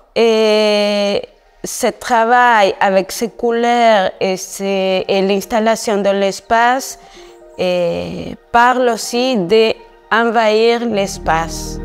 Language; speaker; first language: French; non-native, fluent; Spanish